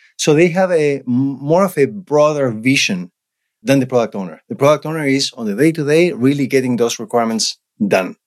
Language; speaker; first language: English; non-native, fluent; Spanish